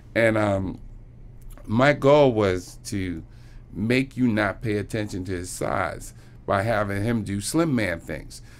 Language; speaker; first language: English; native; English